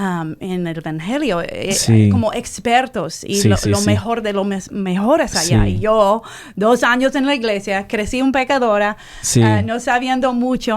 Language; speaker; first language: Spanish; non-native, fluent; English